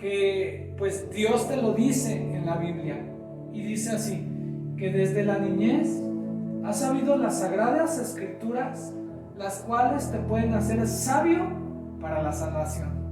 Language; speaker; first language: Spanish; native; Spanish